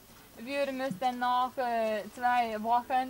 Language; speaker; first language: German; non-native, fluent; Lithuanian